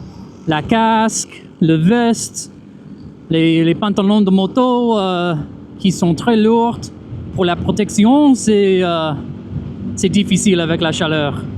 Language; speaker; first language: French; non-native, fluent; English